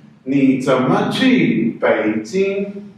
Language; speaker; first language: Chinese; non-native, fluent; Urdu